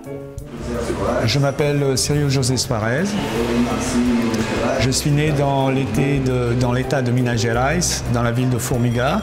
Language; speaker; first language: French; non-native, fluent; Portuguese